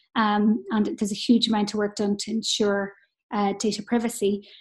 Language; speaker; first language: English; native; English